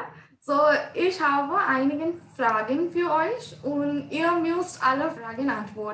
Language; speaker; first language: German; non-native, learner; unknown